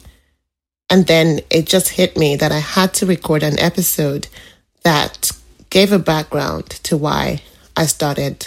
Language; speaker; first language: English; non-native, local second language; Igbo